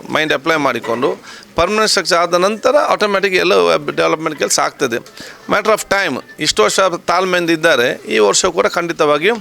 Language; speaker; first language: Kannada; native; Kannada